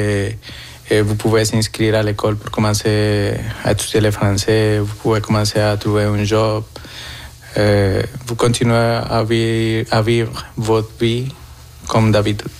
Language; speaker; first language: French; non-native, fluent; Spanish